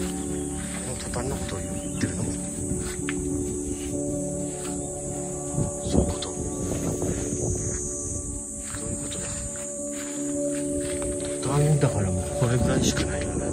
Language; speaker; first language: Japanese; native; Japanese